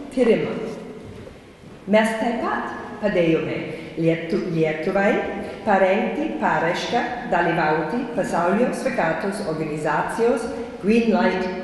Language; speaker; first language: Lithuanian; non-native, learner; English